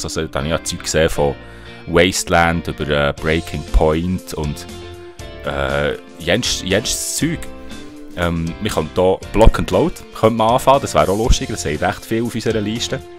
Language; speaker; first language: German; native; German